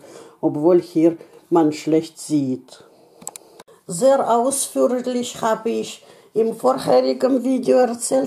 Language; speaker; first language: German; non-native, learner; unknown